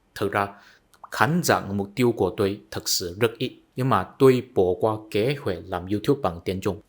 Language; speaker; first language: Vietnamese; non-native, fluent; Chinese